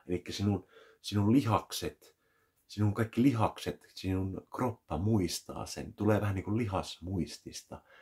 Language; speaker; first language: Finnish; native; Finnish